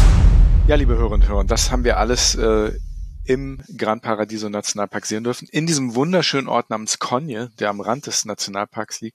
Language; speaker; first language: German; native; German